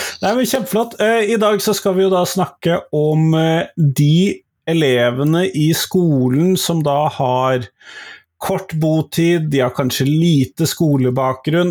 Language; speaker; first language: Norwegian; native; Norwegian